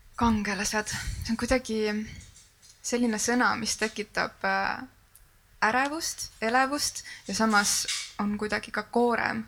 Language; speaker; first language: Estonian; native; Estonian